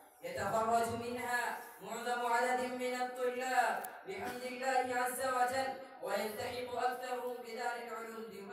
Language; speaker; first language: Arabic; non-native, learner; Urdu